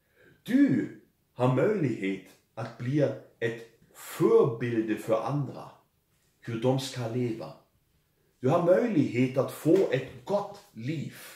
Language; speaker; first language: Swedish; non-native, fluent; German